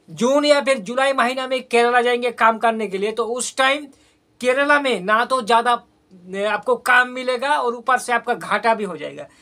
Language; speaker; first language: Hindi; non-native, local second language; Bangla